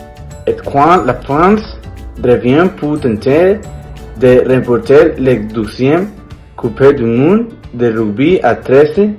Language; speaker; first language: French; non-native, learner; Spanish